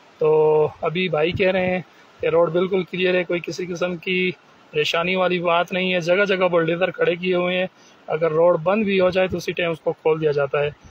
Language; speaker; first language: Urdu; non-native, local second language; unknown